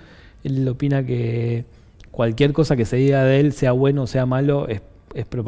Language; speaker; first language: Spanish; native; Spanish